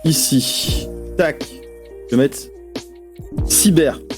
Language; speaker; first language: French; native; French